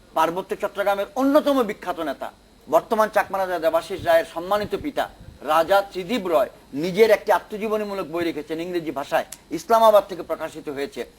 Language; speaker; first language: Bangla; native; Bangla